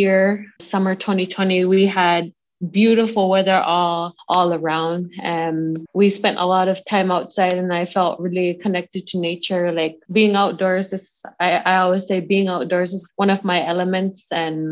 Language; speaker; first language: English; native; English